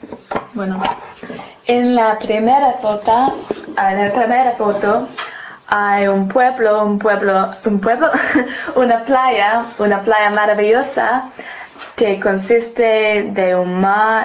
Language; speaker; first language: Spanish; non-native, learner; English